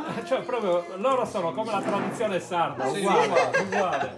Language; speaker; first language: Italian; native; Italian